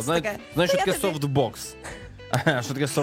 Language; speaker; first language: Ukrainian; native; Ukrainian